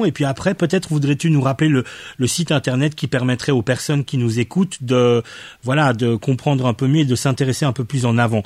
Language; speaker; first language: French; native; French